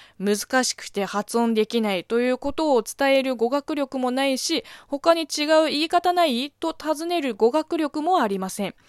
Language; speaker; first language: Japanese; non-native, fluent; Chinese